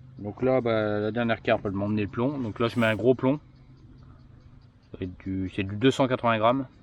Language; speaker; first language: French; native; French